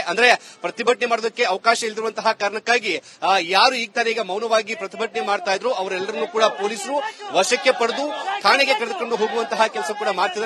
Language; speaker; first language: Kannada; native; Kannada